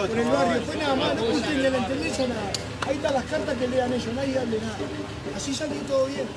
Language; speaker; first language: Spanish; native; Spanish